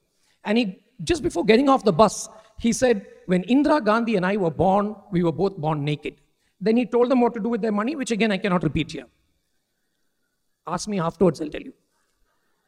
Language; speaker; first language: English; non-native, local second language; Malayalam